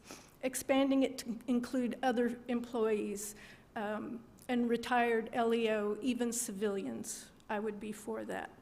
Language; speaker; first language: English; native; English